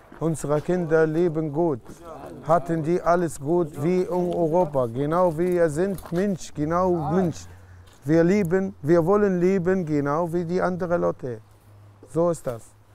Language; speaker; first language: German; non-native, learner; Arabic